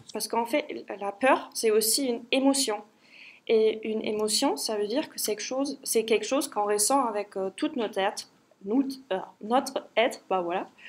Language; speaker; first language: French; non-native, fluent; German